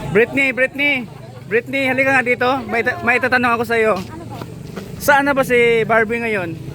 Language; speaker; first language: Filipino; native; Filipino